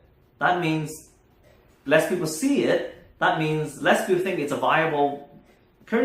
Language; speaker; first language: English; non-native, fluent; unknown